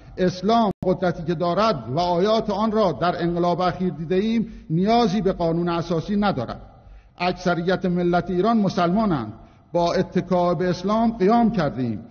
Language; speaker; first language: Persian; non-native, local second language; Azerbaijani